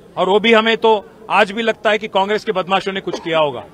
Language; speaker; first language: Hindi; non-native, local second language; Telugu